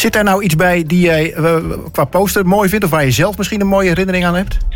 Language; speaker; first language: Dutch; native; Dutch